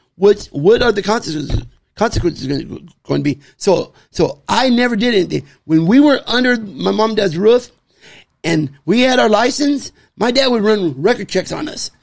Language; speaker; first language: English; native; English